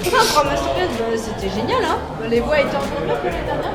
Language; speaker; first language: French; native; French